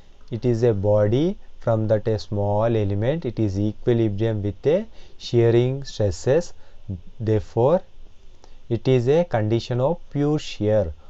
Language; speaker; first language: English; non-native, local second language; Telugu